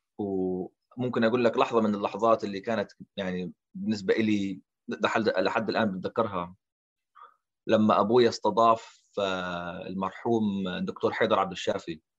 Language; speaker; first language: Arabic; early bilingual, heritage; Arabic